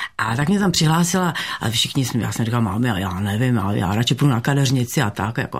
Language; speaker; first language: Czech; native; Czech